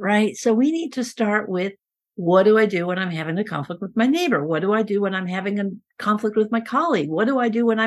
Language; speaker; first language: English; non-native, fluent; Spanish